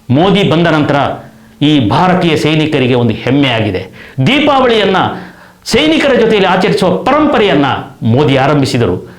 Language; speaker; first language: Kannada; non-native, local second language; Kodava